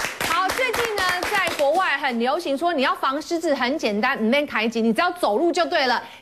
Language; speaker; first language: Chinese; native; Chinese